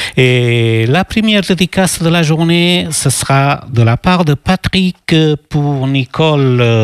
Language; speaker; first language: French; early bilingual, other home language; Portuguese